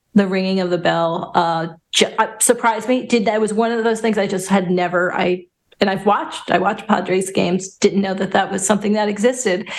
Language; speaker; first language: English; native; English